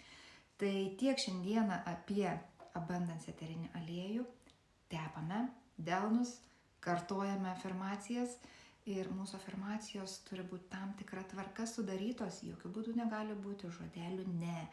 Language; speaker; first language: Lithuanian; native; Lithuanian